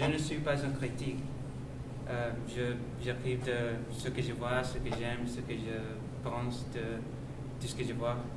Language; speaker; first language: French; non-native, learner; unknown